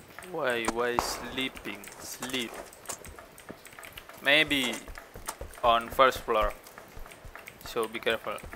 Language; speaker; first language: English; non-native, learner; Indonesian